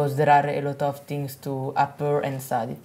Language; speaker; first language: English; non-native, learner; Italian